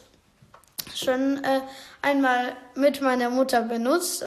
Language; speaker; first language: German; non-native, learner; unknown